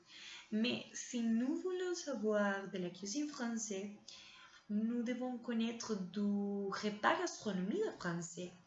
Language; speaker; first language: French; non-native, learner; Spanish